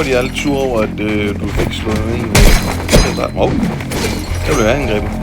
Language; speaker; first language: Danish; native; Danish